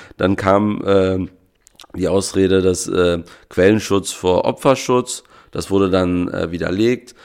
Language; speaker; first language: German; native; German